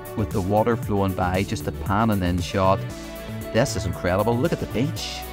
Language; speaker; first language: English; native; English